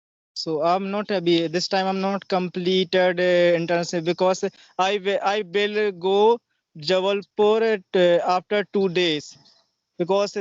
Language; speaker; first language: English; non-native, learner; Hindi